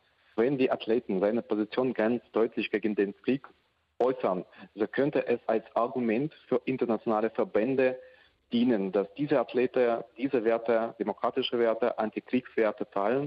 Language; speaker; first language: German; non-native, fluent; Russian